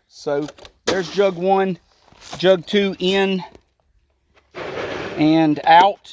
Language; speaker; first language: English; native; English